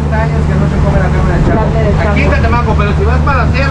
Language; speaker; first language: Spanish; native; Spanish